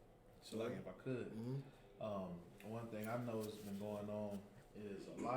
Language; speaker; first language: English; native; English